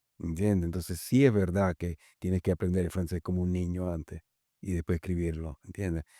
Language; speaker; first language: Spanish; early bilingual, other home language; Italian